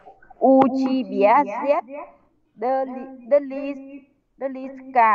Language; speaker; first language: Russian; non-native, learner; Vietnamese